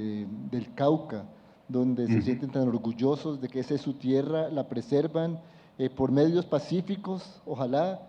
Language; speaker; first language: Spanish; native; Spanish